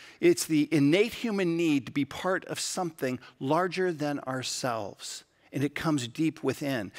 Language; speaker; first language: English; native; English